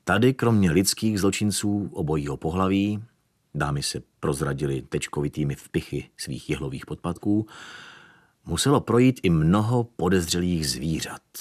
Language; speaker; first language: Czech; native; Czech